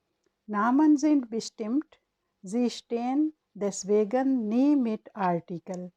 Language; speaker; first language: German; non-native, learner; Urdu